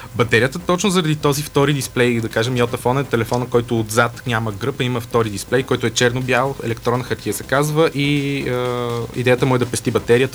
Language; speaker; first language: Bulgarian; native; Bulgarian